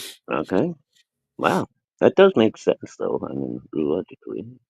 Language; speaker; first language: English; native; English